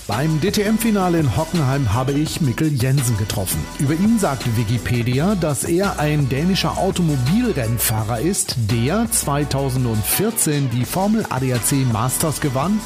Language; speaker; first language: German; native; German